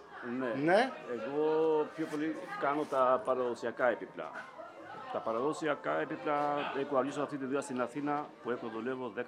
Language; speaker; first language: Greek; non-native, learner; Albanian